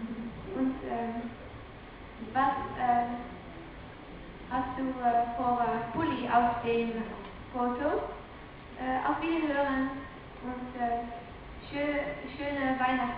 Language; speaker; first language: German; non-native, learner; Dutch